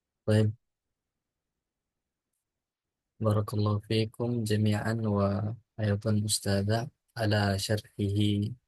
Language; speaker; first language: Arabic; non-native, fluent; Indonesian